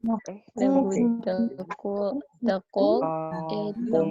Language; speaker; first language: French; non-native, learner; Indonesian